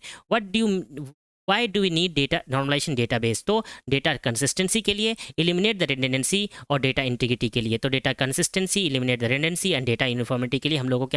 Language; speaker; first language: Hindi; native; Hindi